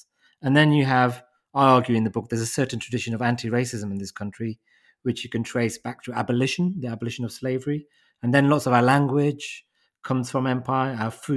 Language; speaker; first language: English; native; English